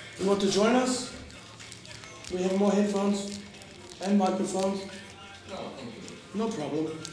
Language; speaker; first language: English; non-native, learner; Russian